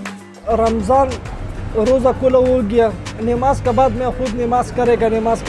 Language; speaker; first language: Hindi; non-native, learner; Pashto